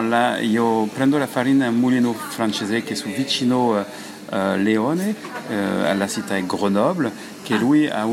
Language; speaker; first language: Italian; non-native, learner; French